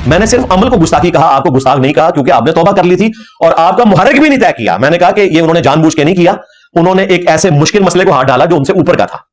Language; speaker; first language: Urdu; non-native, local second language; Punjabi